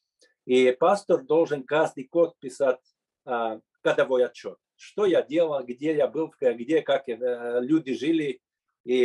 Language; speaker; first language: Russian; non-native, fluent; Finnish